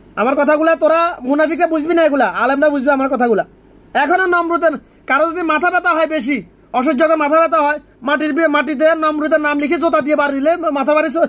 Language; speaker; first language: Bangla; native; Bangla